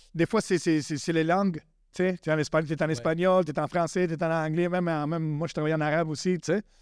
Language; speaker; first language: French; native; French